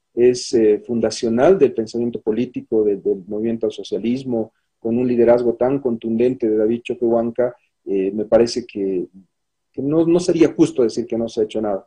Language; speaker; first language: Spanish; native; Spanish